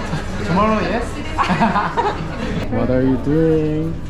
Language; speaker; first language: English; non-native, learner; Korean